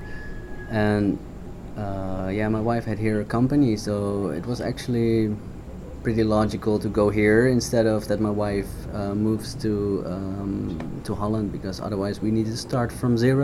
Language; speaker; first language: English; non-native, fluent; Dutch